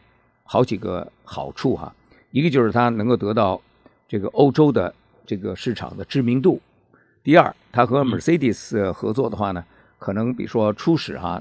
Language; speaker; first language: Chinese; native; Chinese